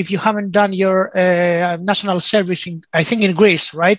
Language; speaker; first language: English; non-native, fluent; Greek